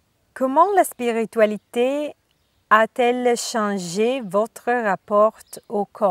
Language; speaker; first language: French; non-native, learner; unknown